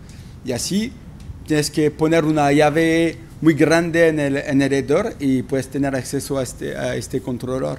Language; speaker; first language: Spanish; non-native, fluent; French